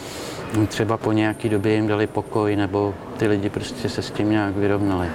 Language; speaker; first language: Czech; native; Czech